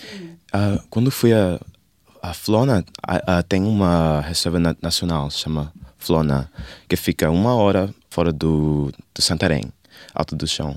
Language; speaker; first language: Portuguese; non-native, learner; English